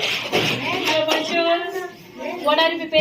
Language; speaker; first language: English; non-native, local second language; Hindi